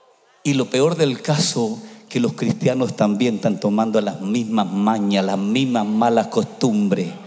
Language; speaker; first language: Spanish; native; Spanish